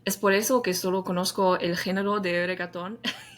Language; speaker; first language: Spanish; non-native, fluent; English